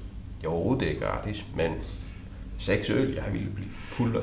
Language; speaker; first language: Danish; non-native, learner; Icelandic